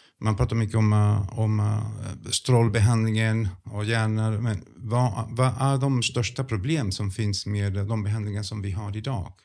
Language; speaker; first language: Swedish; non-native, fluent; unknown